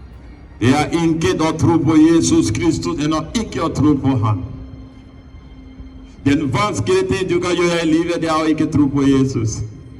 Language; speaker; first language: Norwegian; non-native, fluent; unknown